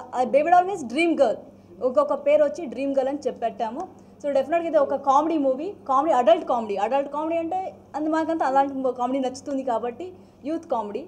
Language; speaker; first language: Telugu; non-native, fluent; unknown